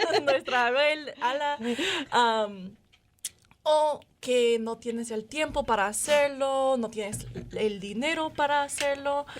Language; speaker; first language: Spanish; non-native, fluent; English